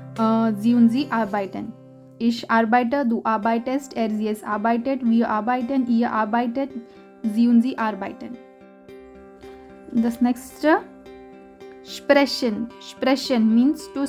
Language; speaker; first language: German; non-native, fluent; Hindi